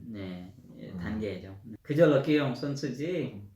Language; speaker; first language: Korean; non-native, fluent; Urdu